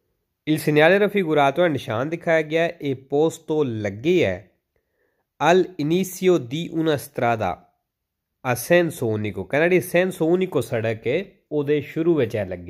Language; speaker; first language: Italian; non-native, learner; Punjabi